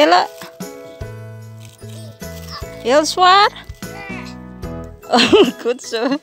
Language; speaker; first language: Dutch; non-native, learner; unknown